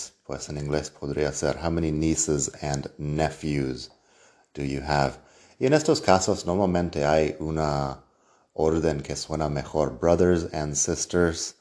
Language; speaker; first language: Spanish; non-native, fluent; English